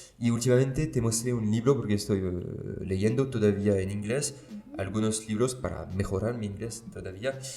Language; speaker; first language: Spanish; non-native, fluent; French